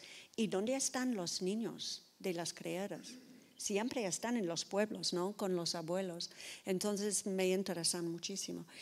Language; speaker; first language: Spanish; non-native, fluent; English